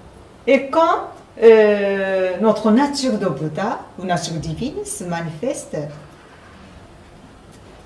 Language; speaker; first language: French; non-native, fluent; Japanese